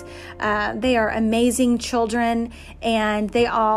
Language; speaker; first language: English; native; English